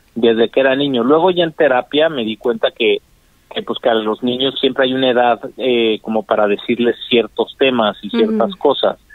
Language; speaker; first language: Spanish; native; Spanish